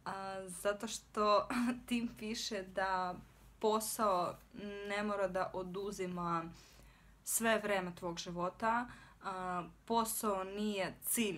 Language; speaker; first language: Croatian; non-native, fluent; Russian